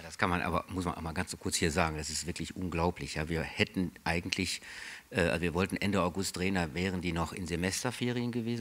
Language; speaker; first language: German; native; German